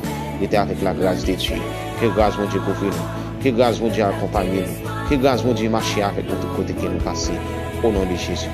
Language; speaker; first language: French; non-native, local second language; Haitian Creole